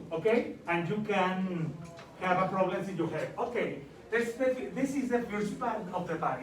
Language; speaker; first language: English; non-native, learner; Spanish